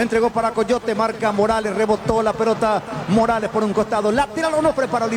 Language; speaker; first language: Spanish; native; Spanish